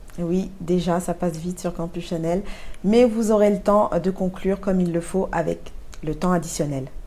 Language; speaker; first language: French; native; French